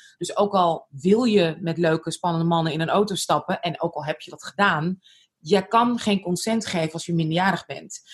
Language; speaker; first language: Dutch; early bilingual, other home language; Arabic